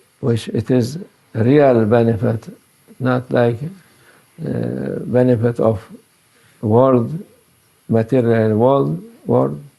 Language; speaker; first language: English; non-native, learner; Turkish